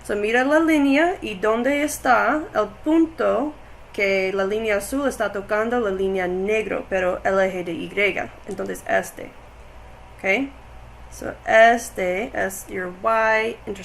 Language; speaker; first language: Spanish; non-native, learner; English